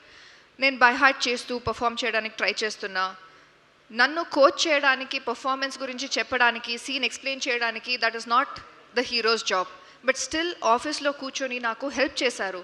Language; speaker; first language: Telugu; non-native, local second language; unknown